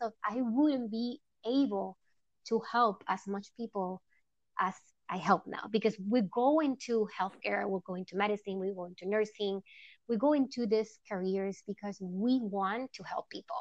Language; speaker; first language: English; non-native, fluent; Spanish